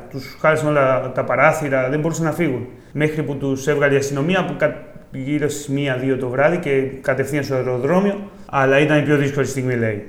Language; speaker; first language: Greek; non-native, fluent; Spanish